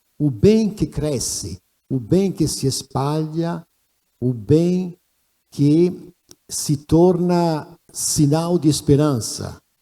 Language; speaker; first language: Portuguese; non-native, fluent; Italian